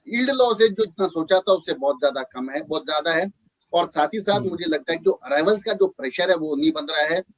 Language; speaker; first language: Hindi; native; Hindi